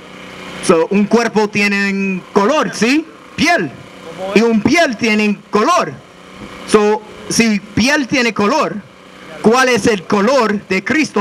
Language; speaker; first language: Spanish; non-native, learner; English